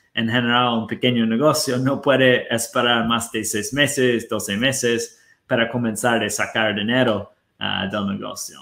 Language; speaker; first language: Spanish; non-native, fluent; Portuguese